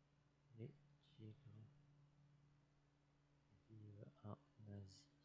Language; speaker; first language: French; non-native, learner; English